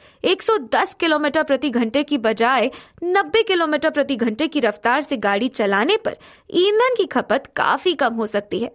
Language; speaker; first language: Hindi; native; Hindi